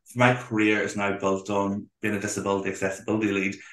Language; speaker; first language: English; native; English